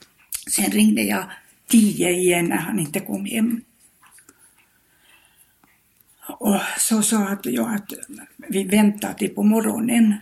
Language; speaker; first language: Swedish; non-native, fluent; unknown